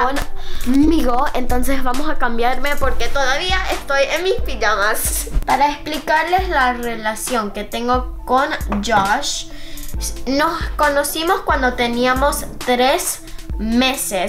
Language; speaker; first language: Spanish; early bilingual, heritage; Spanish